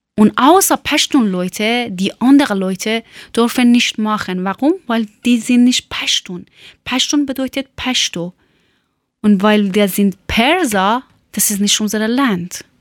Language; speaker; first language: German; non-native, learner; Persian